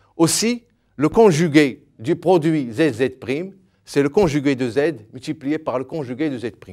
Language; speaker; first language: French; non-native, local second language; Arabic